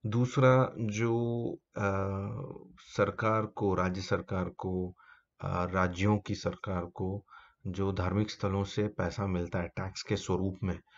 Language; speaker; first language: Hindi; native; Hindi